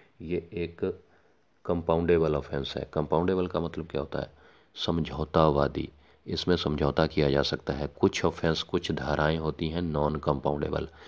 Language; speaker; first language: Hindi; non-native, local second language; Punjabi